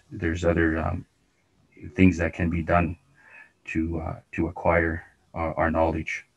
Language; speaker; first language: English; non-native, fluent; Cree